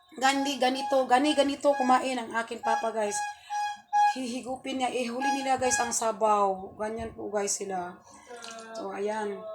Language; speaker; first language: Filipino; non-native, local second language; Cebuano